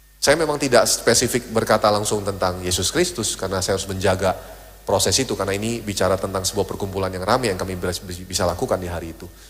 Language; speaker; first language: Indonesian; native; Indonesian